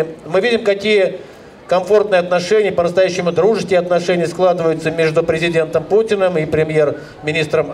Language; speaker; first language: Russian; native; Russian